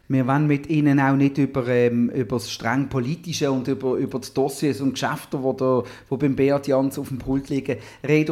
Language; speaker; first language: German; native; German